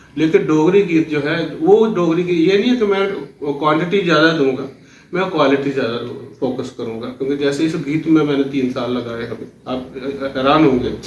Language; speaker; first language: Hindi; non-native, local second language; Dogri